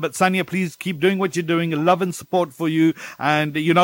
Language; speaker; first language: English; early bilingual, other home language; Hindi